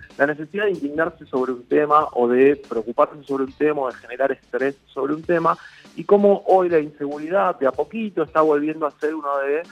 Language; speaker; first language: Spanish; native; Spanish